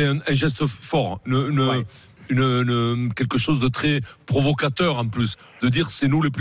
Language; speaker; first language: French; native; French